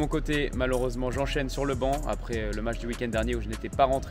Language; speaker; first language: French; native; French